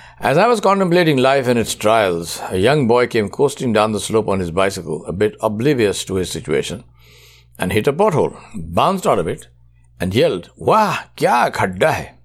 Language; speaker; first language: English; non-native, local second language; Urdu